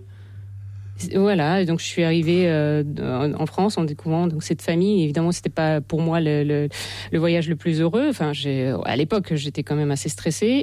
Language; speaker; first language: French; non-native, fluent; Russian